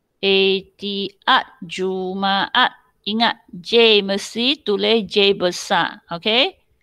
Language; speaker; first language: Malay; non-native, local second language; Chinese